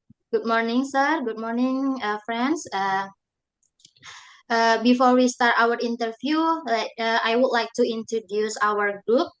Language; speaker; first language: English; non-native, learner; Indonesian